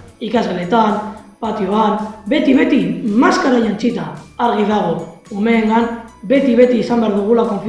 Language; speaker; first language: Basque; native; Basque